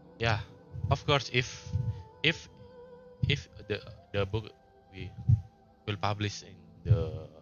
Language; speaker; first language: English; non-native, learner; Indonesian